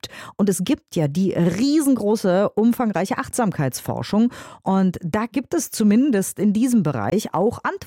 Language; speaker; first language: German; native; German